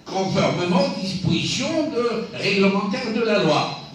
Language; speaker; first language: French; non-native, local second language; Arabic